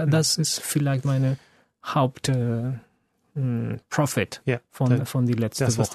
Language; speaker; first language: German; non-native, learner; Spanish